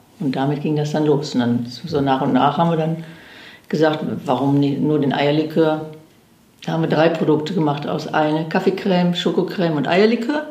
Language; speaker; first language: German; native; German